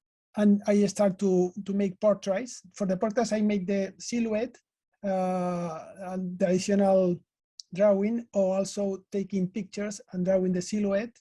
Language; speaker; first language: English; non-native, learner; Spanish